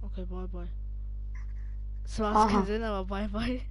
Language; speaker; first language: German; native; German